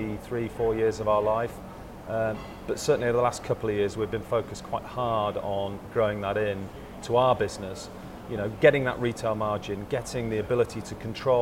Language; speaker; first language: English; native; English